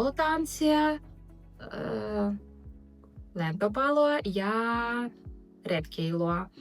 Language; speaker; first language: Finnish; non-native, learner; Russian